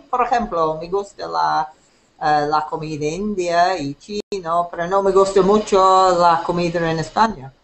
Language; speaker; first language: Spanish; non-native, learner; English